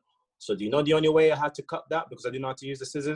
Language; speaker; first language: English; early bilingual, other home language; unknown